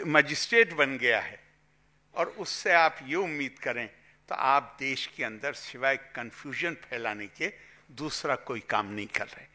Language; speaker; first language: Hindi; native; Hindi